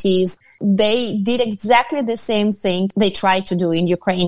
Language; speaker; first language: English; non-native, fluent; Ukrainian